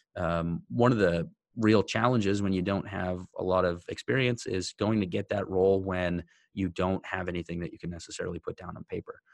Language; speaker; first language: English; native; English